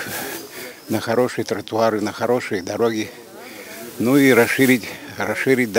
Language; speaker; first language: Russian; native; Russian